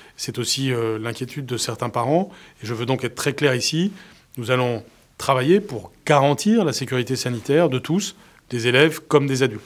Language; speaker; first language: French; native; French